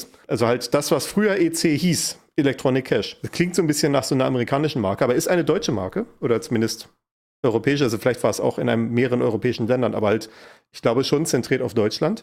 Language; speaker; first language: German; native; German